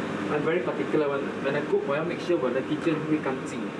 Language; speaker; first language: English; non-native, local second language; Chinese